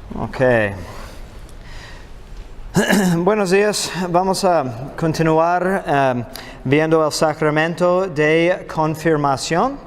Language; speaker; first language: Spanish; non-native, fluent; English